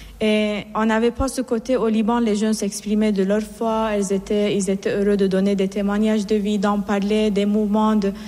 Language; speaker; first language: French; non-native, fluent; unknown